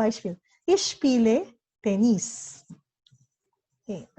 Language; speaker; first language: German; non-native, learner; Filipino